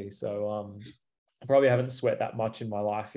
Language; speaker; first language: English; native; English